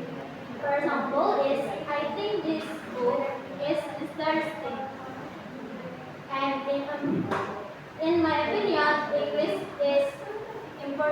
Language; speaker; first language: English; non-native, fluent; Indonesian